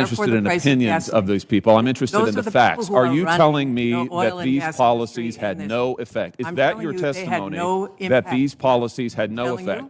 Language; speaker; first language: English; native; English